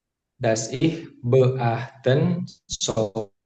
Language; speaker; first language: German; non-native, learner; Indonesian